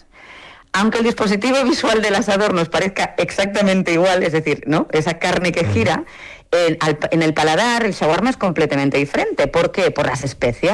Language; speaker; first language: Spanish; native; Spanish